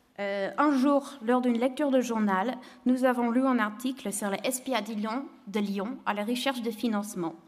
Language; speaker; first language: French; non-native, fluent; English